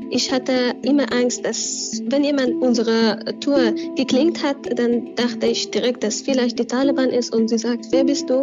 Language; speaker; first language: German; non-native, learner; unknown